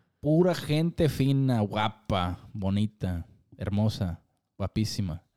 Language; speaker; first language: Spanish; early bilingual, heritage; Spanish